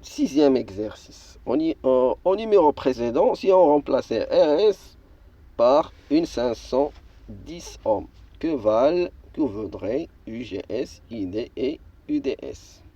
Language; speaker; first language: French; non-native, local second language; Arabic